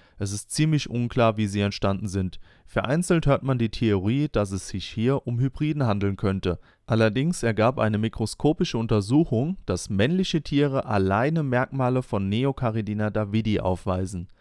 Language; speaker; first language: German; native; German